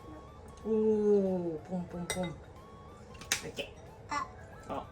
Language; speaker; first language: Japanese; native; Japanese